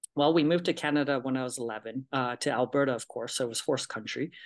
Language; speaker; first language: English; early bilingual, other home language; Japanese